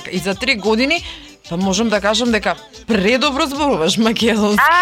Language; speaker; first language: Macedonian; native; Macedonian